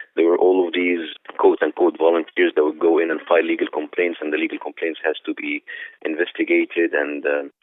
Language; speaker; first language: English; non-native, fluent; Arabic